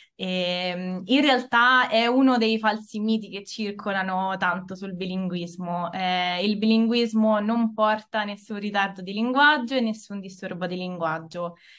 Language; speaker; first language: Italian; native; Italian